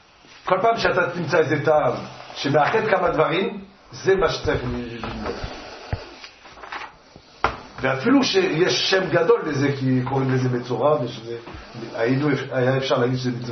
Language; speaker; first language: Hebrew; non-native, fluent; French